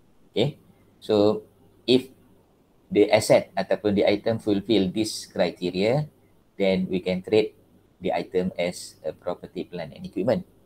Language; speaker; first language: English; non-native, local second language; Malay